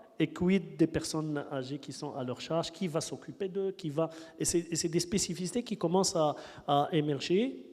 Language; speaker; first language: French; non-native, local second language; Arabic